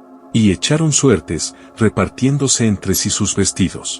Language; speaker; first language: Spanish; native; Spanish